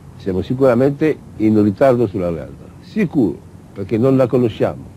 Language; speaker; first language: Italian; non-native, fluent; Arabic